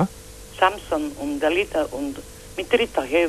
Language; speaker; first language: German; non-native, fluent; Croatian